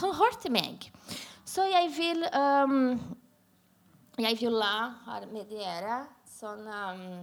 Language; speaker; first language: Norwegian; non-native, learner; Portuguese